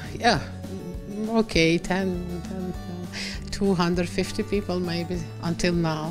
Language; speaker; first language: English; non-native, fluent; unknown